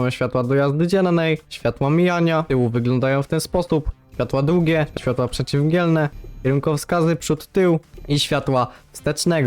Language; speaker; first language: Polish; native; Polish